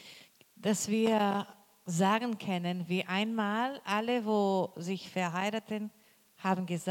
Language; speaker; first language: German; non-native, learner; Portuguese